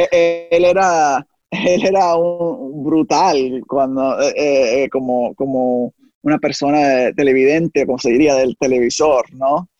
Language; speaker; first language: Spanish; early bilingual, heritage; Spanish